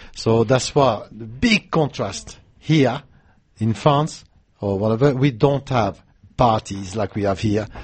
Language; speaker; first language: English; non-native, fluent; French